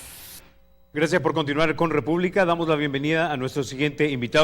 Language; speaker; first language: Spanish; native; Spanish